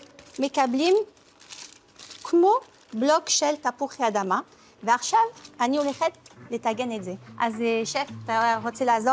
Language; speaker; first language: Hebrew; non-native, fluent; French